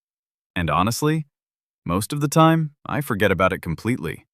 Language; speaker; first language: English; native; English